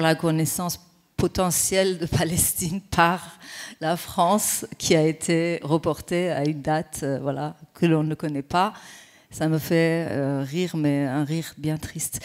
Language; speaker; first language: French; non-native, fluent; Persian